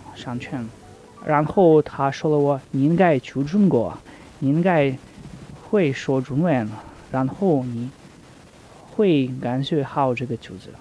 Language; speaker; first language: Chinese; non-native, learner; Russian